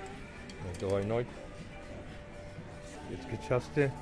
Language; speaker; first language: Russian; non-native, learner; Turkish